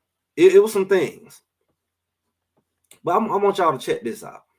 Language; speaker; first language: English; native; English